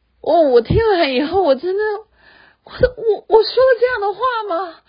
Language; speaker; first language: Chinese; native; Chinese